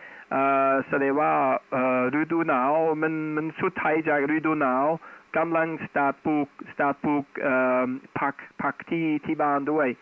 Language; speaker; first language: Thai; non-native, fluent; Dutch